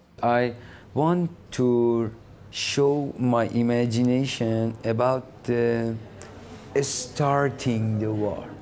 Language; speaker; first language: English; non-native, learner; Persian